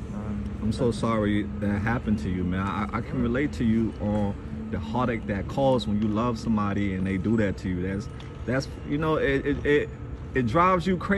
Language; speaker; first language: English; native; English